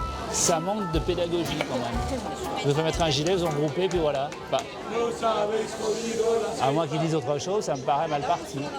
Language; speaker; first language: French; native; French